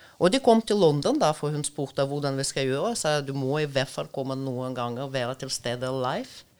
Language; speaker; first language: Norwegian; non-native, fluent; Russian